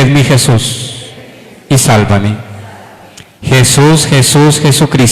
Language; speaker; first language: Spanish; native; Spanish